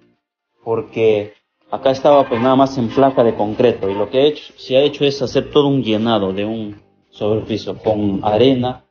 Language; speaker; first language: Spanish; native; Spanish